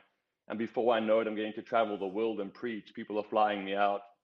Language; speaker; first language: English; native; English